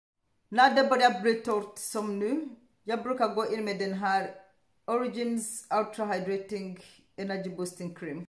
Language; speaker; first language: Swedish; non-native, learner; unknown